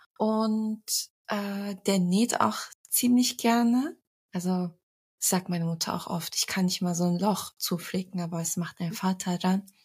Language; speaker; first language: German; early bilingual, other home language; Turkish